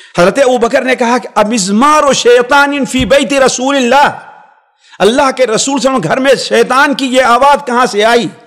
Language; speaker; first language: Urdu; native; Urdu